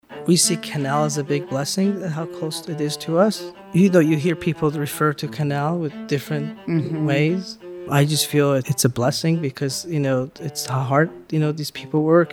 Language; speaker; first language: English; early bilingual, other home language; Persian